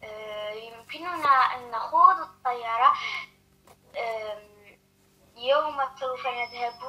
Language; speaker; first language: Arabic; non-native, learner; French